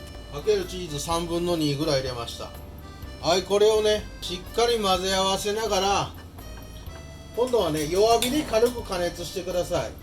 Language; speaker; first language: Japanese; native; Japanese